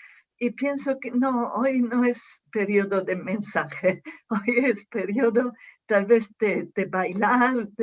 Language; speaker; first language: Spanish; non-native, fluent; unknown